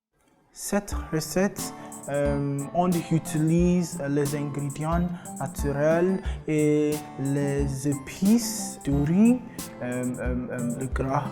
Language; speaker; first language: French; non-native, learner; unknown